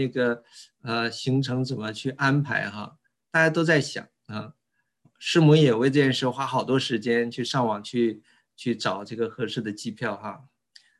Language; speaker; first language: Chinese; native; Chinese